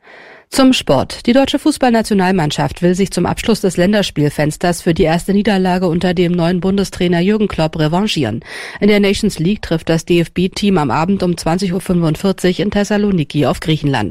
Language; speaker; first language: German; native; German